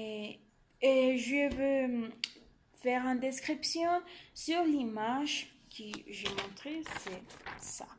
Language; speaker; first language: French; non-native, learner; Spanish